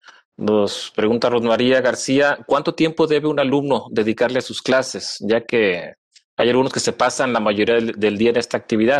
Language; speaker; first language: Spanish; native; Spanish